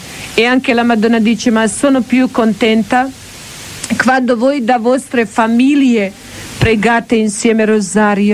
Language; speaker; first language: Italian; non-native, learner; Croatian